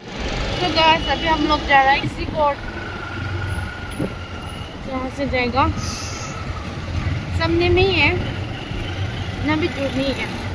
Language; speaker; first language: Hindi; non-native, local second language; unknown